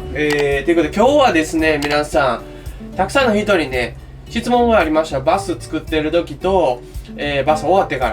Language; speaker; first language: Japanese; native; Japanese